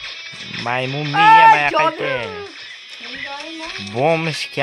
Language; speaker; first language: Turkish; non-native, learner; Uzbek